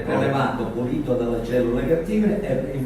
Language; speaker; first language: Italian; native; Italian